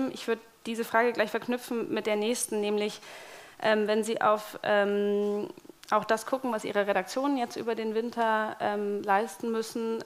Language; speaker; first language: German; native; German